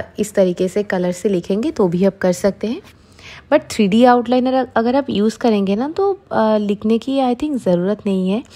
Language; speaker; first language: Hindi; non-native, local second language; Bangla